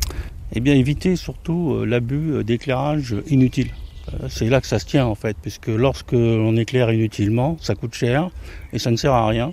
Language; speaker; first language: French; native; French